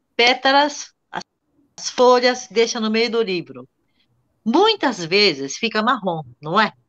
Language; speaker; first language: Portuguese; non-native, fluent; Japanese